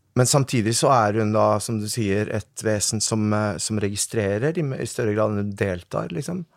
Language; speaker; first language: Norwegian; early bilingual, other home language; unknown